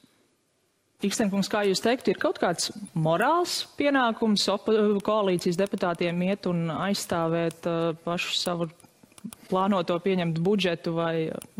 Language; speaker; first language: Latvian; native; Latvian